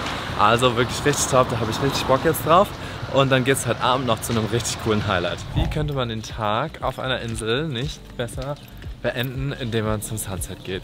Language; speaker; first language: German; native; German